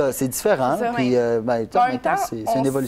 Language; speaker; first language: French; native; French